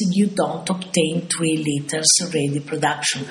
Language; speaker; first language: English; non-native, fluent; Italian